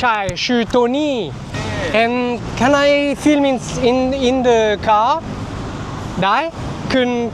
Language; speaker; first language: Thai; non-native, learner; French